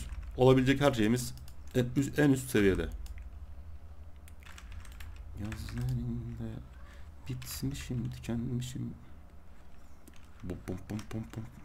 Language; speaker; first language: Turkish; native; Turkish